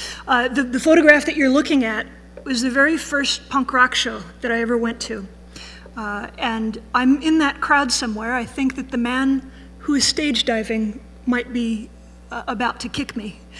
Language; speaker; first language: English; native; English